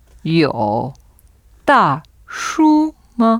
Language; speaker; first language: Chinese; non-native, learner; French